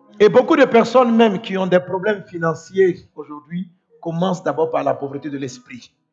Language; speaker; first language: French; non-native, local second language; Dyula